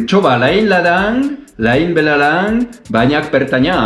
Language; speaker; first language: Indonesian; non-native, learner; French